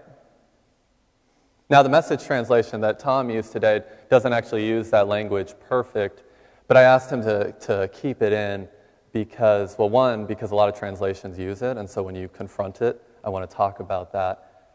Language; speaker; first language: English; native; English